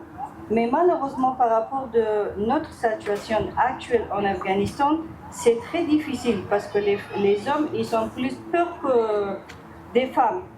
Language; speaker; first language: French; non-native, fluent; Persian